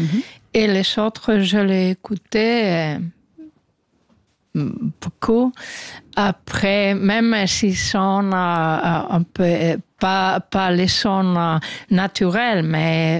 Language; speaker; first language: French; non-native, fluent; Spanish